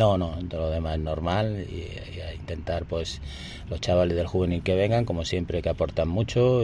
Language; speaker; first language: Spanish; native; Spanish